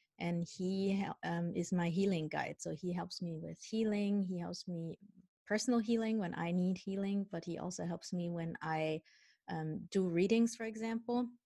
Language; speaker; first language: English; non-native, fluent; Dutch